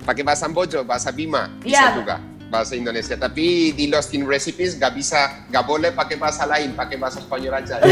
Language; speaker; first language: Indonesian; non-native, fluent; Spanish